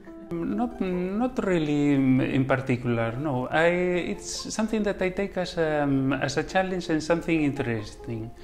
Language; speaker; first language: English; non-native, fluent; Galician